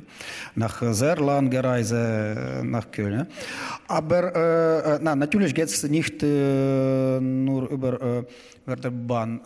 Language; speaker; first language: German; non-native, learner; Ukrainian